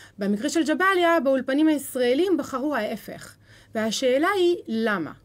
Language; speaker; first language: Hebrew; native; Hebrew